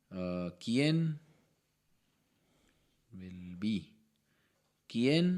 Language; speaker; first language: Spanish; non-native, learner; Hindi